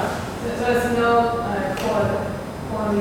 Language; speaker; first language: Spanish; non-native, learner; English